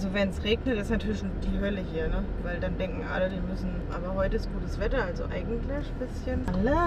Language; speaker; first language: German; native; German